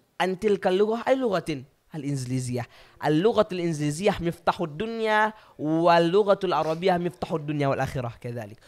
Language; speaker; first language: Arabic; non-native, learner; Indonesian